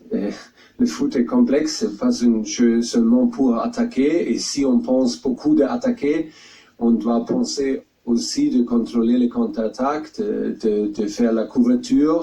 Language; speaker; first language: French; non-native, fluent; German